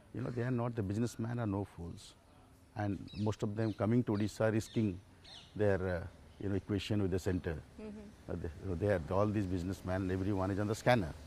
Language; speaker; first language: English; non-native, local second language; Odia